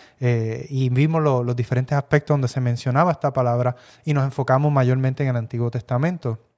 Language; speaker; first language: Spanish; early bilingual, heritage; Spanish